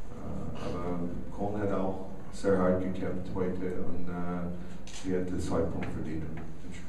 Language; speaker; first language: German; non-native, learner; English